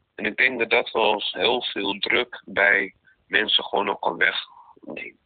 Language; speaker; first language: Dutch; native; Dutch